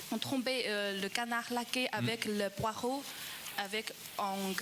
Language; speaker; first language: French; non-native, learner; Chinese